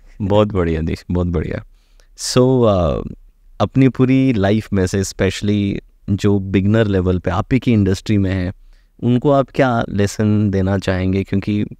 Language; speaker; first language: Hindi; native; Hindi